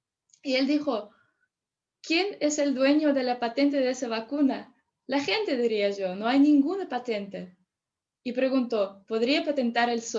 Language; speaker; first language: Spanish; non-native, fluent; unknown